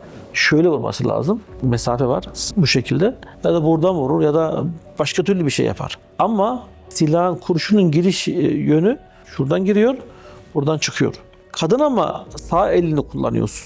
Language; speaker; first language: Turkish; early bilingual, heritage; Turkish